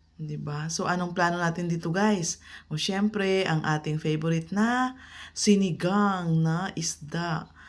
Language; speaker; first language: Filipino; non-native, local second language; Kinaray-a